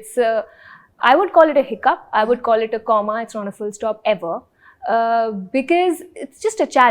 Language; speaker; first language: English; non-native, local second language; Hindi